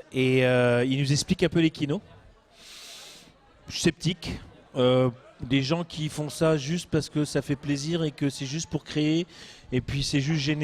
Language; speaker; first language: French; native; French